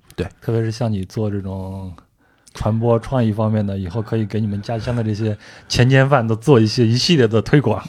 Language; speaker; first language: Chinese; native; Chinese